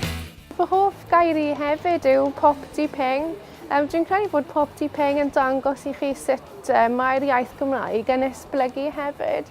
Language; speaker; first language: Welsh; non-native, local second language; English